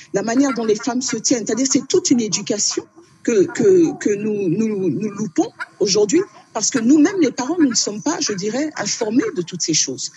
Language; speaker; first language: French; early bilingual, other home language; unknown